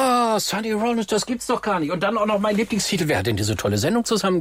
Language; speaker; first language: German; native; German